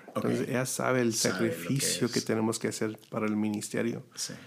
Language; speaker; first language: Spanish; early bilingual, heritage; Spanish